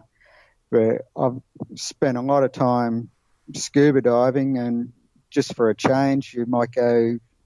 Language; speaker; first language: English; native; English